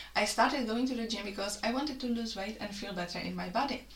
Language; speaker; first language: English; non-native, fluent; Czech